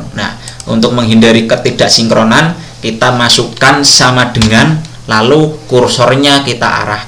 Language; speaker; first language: Indonesian; non-native, local second language; Javanese